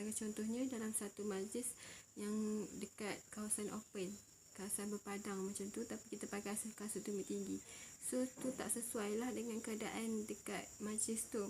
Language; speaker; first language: Malay; native; Malay